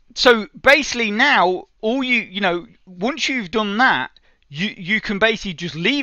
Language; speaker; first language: English; native; English